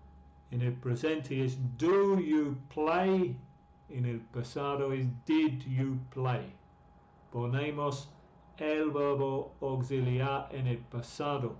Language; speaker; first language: Spanish; non-native, fluent; English